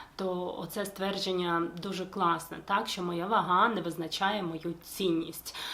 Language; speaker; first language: Ukrainian; non-native, local second language; Russian